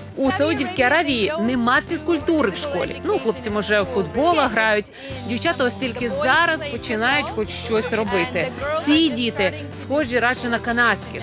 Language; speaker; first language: Ukrainian; non-native, fluent; English